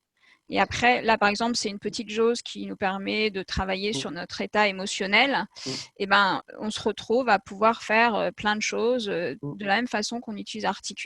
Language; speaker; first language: French; native; French